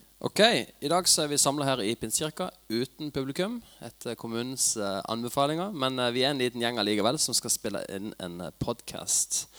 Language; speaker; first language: Norwegian; native; Norwegian